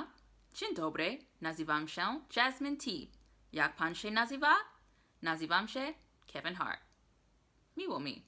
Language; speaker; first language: Polish; non-native, learner; English